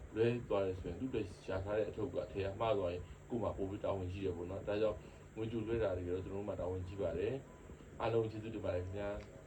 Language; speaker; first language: Burmese; native; Burmese